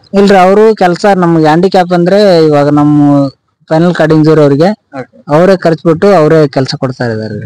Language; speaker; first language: Kannada; native; Kannada